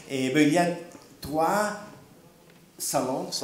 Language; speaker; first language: French; non-native, learner; Italian